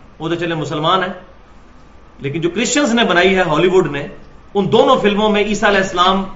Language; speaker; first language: Urdu; non-native, local second language; Punjabi